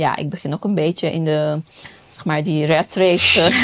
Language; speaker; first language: Dutch; non-native, fluent; Persian